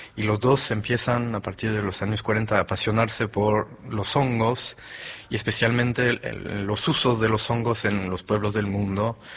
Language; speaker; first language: Spanish; non-native, fluent; French